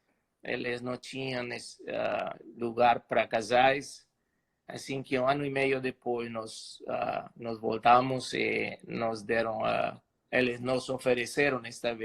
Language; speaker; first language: Portuguese; non-native, fluent; Spanish